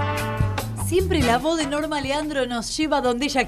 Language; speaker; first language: Spanish; native; Spanish